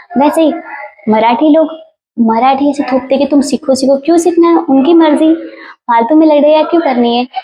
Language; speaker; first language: Hindi; non-native, local second language; Gujarati